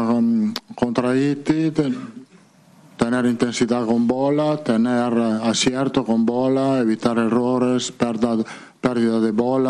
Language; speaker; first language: Portuguese; non-native, fluent; Italian